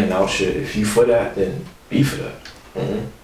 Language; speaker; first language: English; native; English